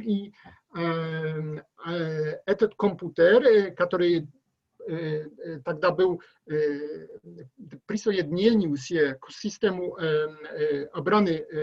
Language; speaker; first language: Russian; non-native, learner; Polish